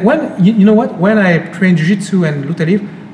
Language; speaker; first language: English; non-native, fluent; French